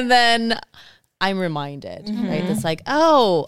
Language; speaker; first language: English; non-native, fluent; Samoan